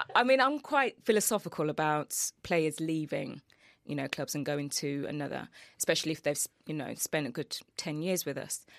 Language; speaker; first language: English; native; English